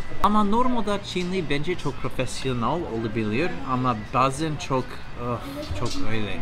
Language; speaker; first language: Turkish; non-native, learner; English